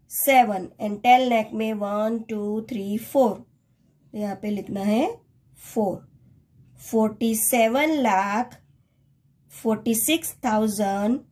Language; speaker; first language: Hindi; non-native, local second language; Gujarati